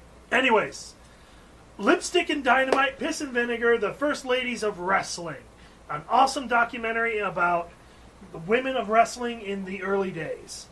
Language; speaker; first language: English; native; English